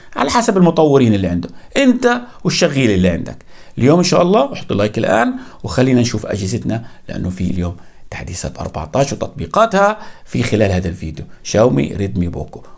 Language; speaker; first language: Arabic; native; Arabic